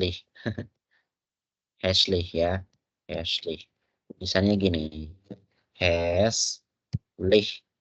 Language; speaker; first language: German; non-native, fluent; Indonesian